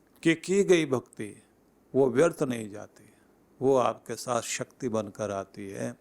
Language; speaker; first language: Hindi; native; Hindi